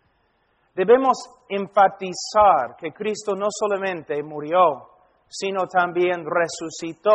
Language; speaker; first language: Spanish; non-native, fluent; English